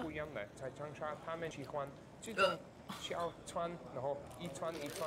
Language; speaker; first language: Chinese; non-native, fluent; German